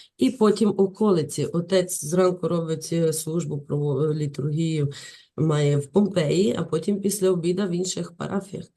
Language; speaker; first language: Ukrainian; native; Ukrainian